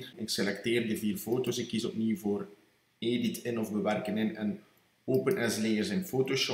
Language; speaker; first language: Dutch; native; Dutch